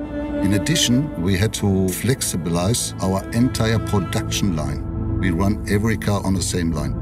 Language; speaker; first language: English; non-native, fluent; German